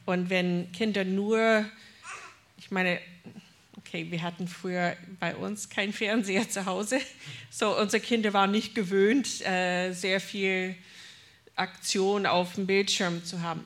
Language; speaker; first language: German; non-native, fluent; English